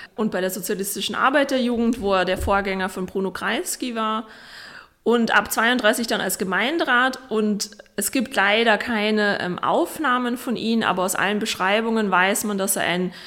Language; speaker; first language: German; native; German